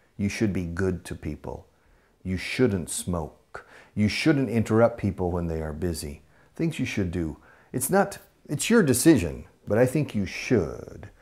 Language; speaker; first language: English; native; English